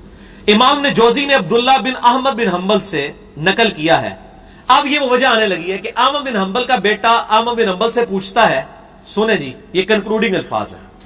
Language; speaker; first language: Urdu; non-native, local second language; Punjabi